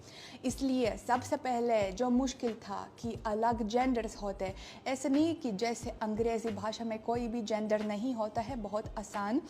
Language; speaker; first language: Hindi; non-native, fluent; Russian